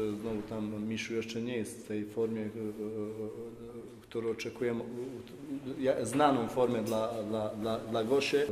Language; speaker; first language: Polish; non-native, fluent; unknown